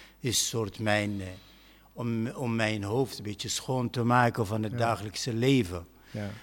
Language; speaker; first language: Dutch; non-native, fluent; Arabic